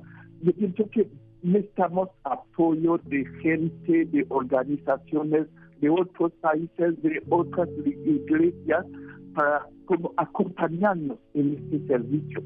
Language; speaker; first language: Spanish; non-native, fluent; Haitian Creole